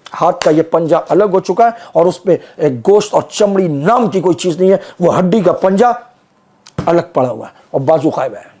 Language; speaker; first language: Urdu; native; Urdu